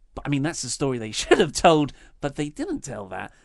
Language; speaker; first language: English; native; English